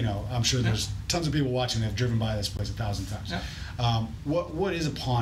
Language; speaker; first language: English; native; English